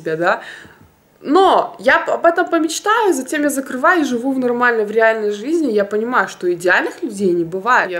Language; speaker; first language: Russian; native; Russian